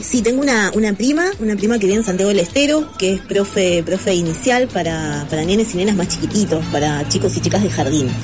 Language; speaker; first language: Spanish; native; Spanish